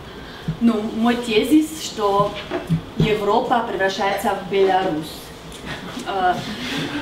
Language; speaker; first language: Russian; non-native, fluent; Slovenian